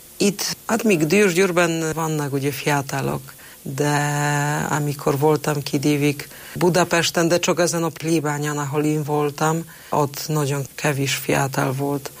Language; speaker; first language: Hungarian; non-native, fluent; Polish